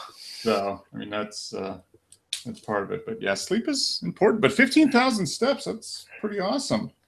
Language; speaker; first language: English; native; English